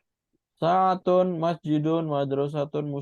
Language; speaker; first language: Arabic; non-native, fluent; Indonesian